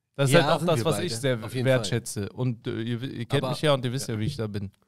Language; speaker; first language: German; early bilingual, other home language; Arabic